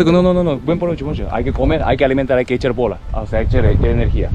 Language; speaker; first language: Spanish; non-native, learner; Japanese